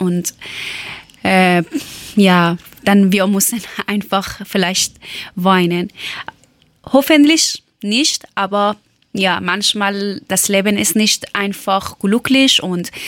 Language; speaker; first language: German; non-native, learner; Persian